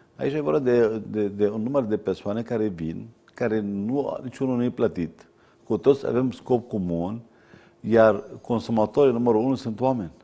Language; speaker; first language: Romanian; non-native, fluent; Arabic